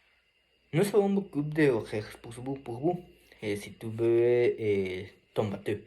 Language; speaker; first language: French; non-native, learner; Spanish